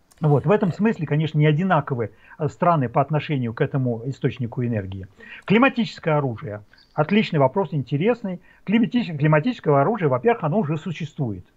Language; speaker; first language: Russian; native; Russian